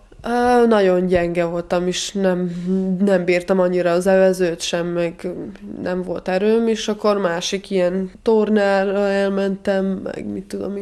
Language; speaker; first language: Hungarian; non-native, fluent; Serbian